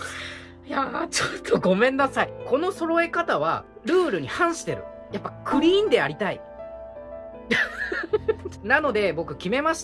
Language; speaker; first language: Japanese; native; Japanese